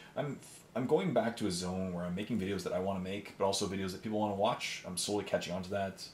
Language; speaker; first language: English; native; English